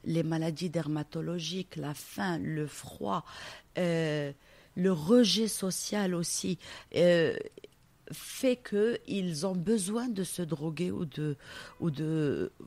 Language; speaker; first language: French; non-native, local second language; Arabic